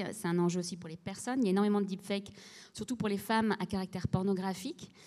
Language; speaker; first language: French; native; French